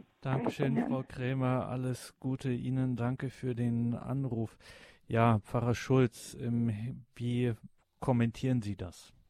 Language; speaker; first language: German; native; German